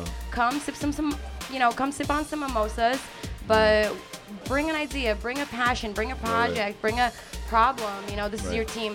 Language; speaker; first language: English; native; English